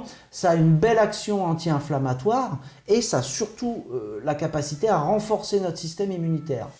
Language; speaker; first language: French; native; French